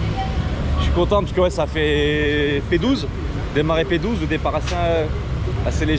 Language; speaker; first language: French; native; French